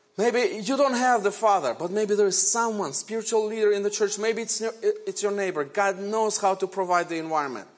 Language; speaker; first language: English; non-native, fluent; Ukrainian